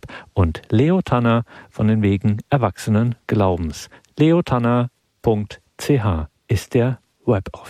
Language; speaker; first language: German; native; German